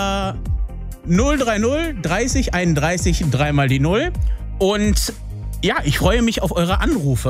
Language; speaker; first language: German; native; German